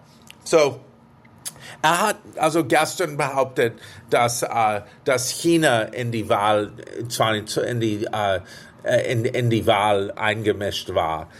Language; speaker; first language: German; non-native, fluent; English